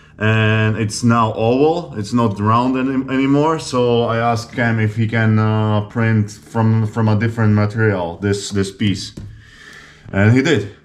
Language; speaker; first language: English; non-native, fluent; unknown